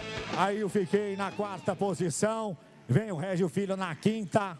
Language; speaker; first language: Portuguese; native; Portuguese